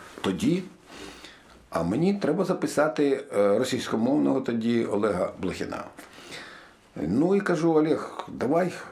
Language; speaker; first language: Ukrainian; native; Ukrainian